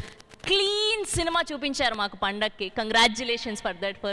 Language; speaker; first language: Telugu; native; Telugu